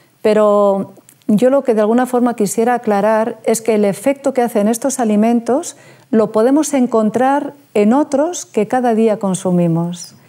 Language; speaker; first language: Spanish; native; Spanish